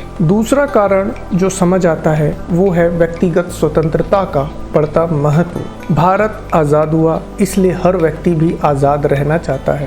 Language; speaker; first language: Hindi; native; Hindi